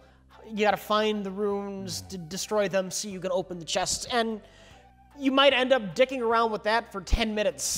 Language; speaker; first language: English; native; English